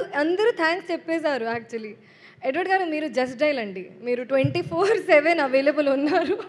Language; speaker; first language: Telugu; non-native, learner; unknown